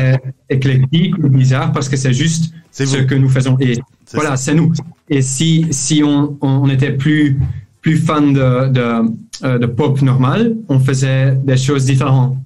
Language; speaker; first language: French; non-native, local second language; Dutch